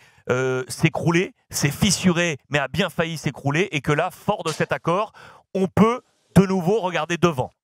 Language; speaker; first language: French; native; French